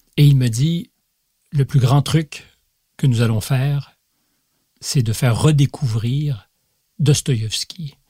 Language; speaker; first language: French; native; French